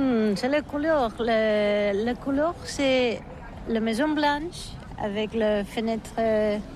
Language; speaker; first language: French; non-native, learner; Catalan